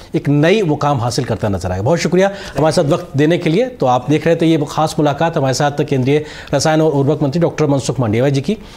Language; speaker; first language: Hindi; native; Hindi